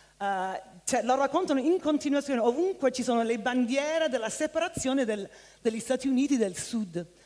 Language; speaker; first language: Italian; non-native, fluent; English